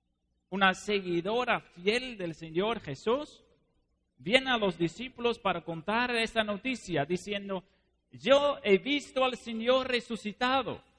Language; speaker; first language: Spanish; non-native, fluent; Dutch